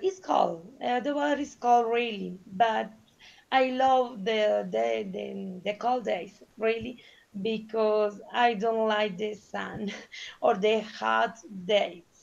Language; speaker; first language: English; non-native, learner; Spanish